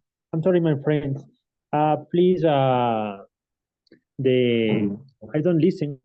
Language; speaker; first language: English; non-native, learner; Spanish